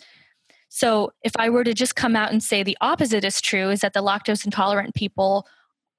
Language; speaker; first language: English; native; English